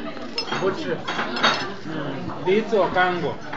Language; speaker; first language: Chinese; non-native, learner; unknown